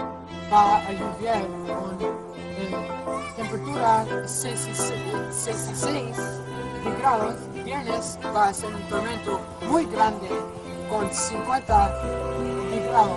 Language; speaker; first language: Spanish; non-native, learner; English